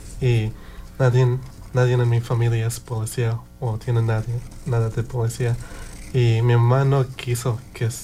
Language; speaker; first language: Spanish; early bilingual, heritage; Spanish